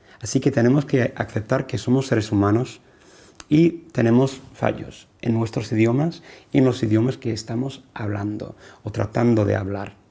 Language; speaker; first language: Spanish; non-native, fluent; English